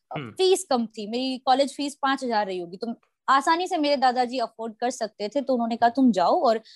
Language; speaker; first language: Hindi; native; Hindi